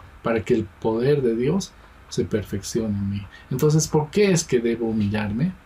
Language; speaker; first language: Spanish; native; Spanish